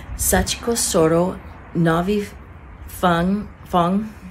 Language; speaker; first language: English; native; English